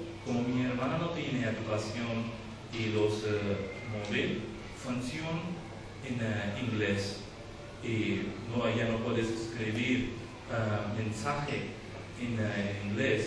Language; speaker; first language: Spanish; non-native, learner; Urdu